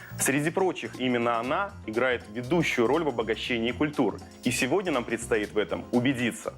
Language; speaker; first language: Russian; native; Russian